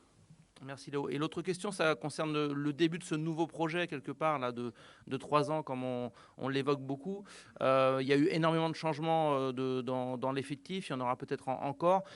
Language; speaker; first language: French; native; French